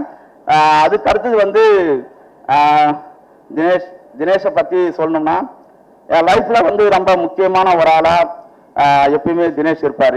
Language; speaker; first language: Tamil; native; Tamil